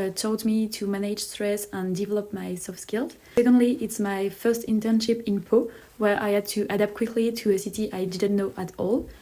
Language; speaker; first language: English; non-native, fluent; French